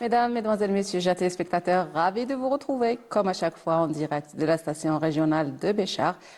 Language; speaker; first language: French; non-native, local second language; Arabic